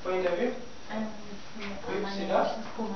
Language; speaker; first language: English; non-native, learner; Sinhala